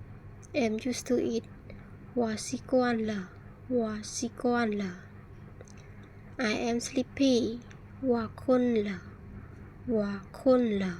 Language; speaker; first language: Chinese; non-native, learner; Khmer